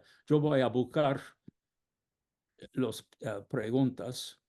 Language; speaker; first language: Spanish; non-native, fluent; English